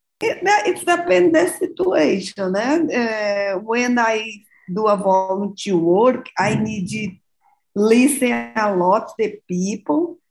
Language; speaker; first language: English; non-native, learner; Portuguese